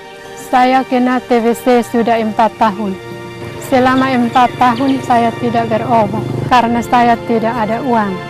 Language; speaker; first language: Indonesian; non-native, local second language; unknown